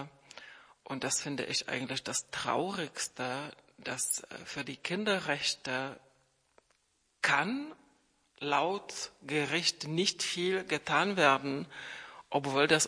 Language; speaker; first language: German; non-native, fluent; Czech